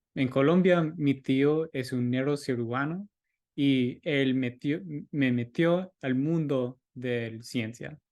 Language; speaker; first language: Spanish; early bilingual, heritage; Spanish